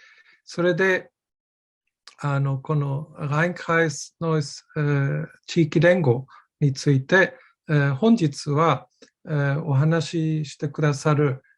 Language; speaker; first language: Japanese; non-native, fluent; German